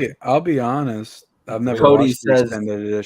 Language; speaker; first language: English; native; English